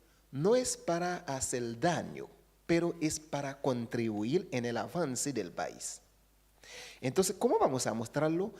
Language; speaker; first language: Spanish; non-native, fluent; Haitian Creole